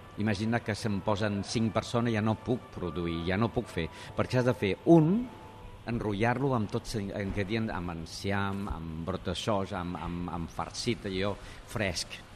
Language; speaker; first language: Catalan; non-native, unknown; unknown